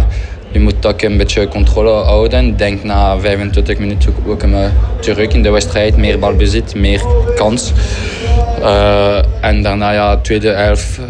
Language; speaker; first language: Dutch; non-native, fluent; French